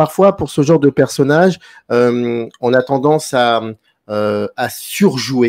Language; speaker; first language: French; native; French